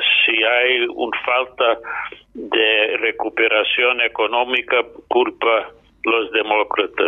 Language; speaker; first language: Spanish; non-native, fluent; English